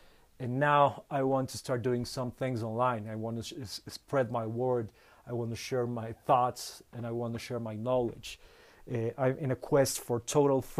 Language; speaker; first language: English; non-native, fluent; Spanish